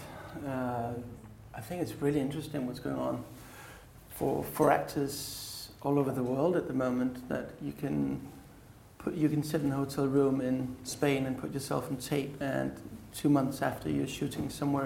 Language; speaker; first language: English; non-native, fluent; Danish